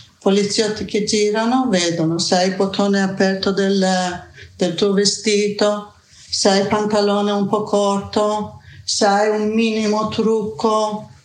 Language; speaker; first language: Italian; non-native, fluent; Persian